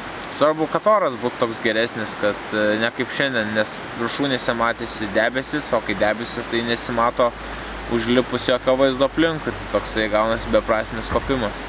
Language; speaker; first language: Lithuanian; native; Lithuanian